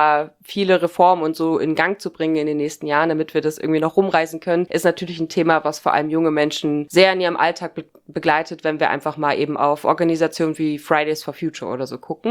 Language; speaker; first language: German; native; German